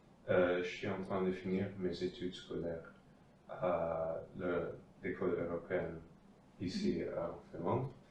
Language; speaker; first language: French; non-native, fluent; Dutch